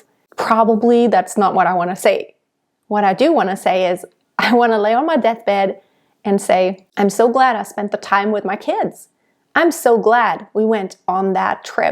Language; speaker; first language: English; non-native, fluent; German